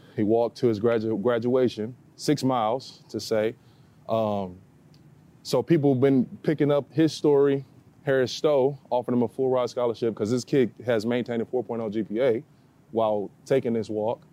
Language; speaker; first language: English; native; English